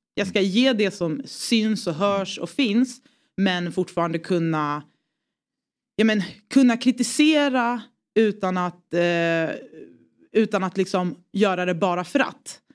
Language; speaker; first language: Swedish; early bilingual, other home language; Persian